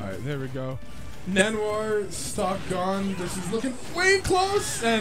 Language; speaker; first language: English; native; English